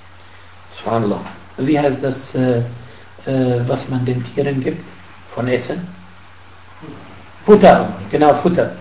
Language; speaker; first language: German; non-native, fluent; Arabic